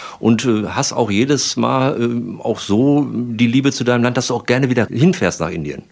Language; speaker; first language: German; native; German